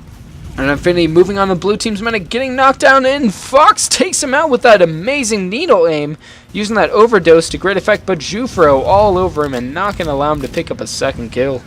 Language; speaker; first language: English; native; English